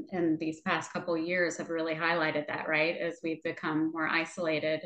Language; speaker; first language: English; native; English